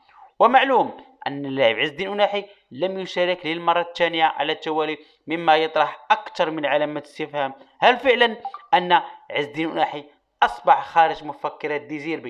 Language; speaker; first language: Arabic; native; Arabic